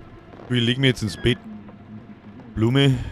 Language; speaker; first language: German; native; German